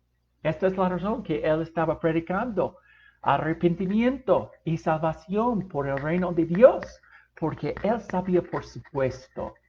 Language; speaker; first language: Spanish; non-native, fluent; English